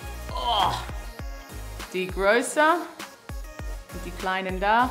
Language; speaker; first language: German; non-native, learner; English